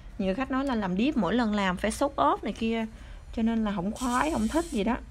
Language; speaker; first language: Vietnamese; early bilingual, other home language; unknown